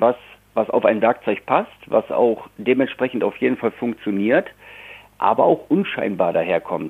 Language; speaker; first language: German; native; German